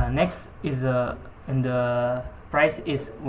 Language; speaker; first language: English; non-native, learner; Indonesian